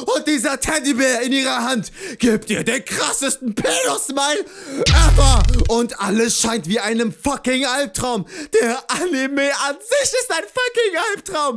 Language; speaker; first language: German; native; German